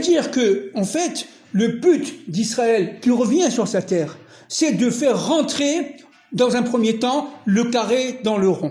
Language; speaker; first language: French; native; French